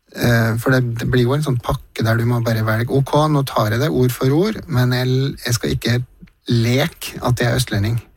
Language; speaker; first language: Norwegian; native; Norwegian